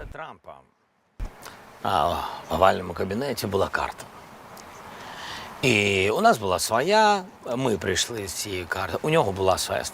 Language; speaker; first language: Ukrainian; non-native, local second language; Russian